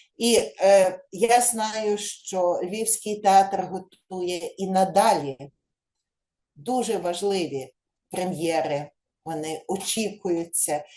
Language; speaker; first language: Ukrainian; native; Ukrainian